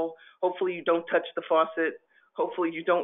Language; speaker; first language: English; native; English